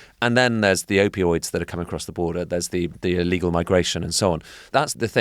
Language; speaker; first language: English; native; English